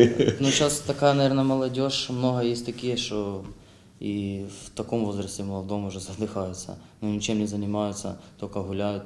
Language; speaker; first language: Russian; non-native, local second language; Ukrainian